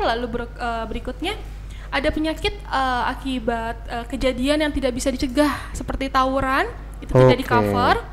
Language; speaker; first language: Indonesian; native; Indonesian